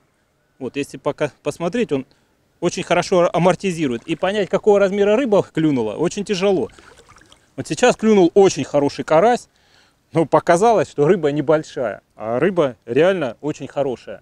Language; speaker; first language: Russian; native; Russian